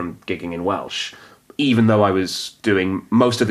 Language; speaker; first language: English; non-native, local second language; Welsh